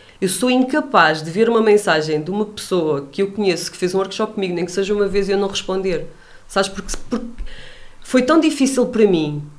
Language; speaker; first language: Portuguese; native; Portuguese